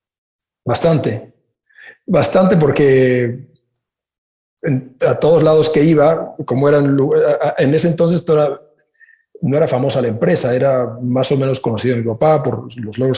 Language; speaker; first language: Spanish; native; Spanish